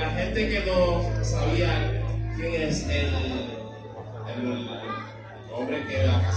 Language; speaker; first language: Spanish; non-native, fluent; Haitian Creole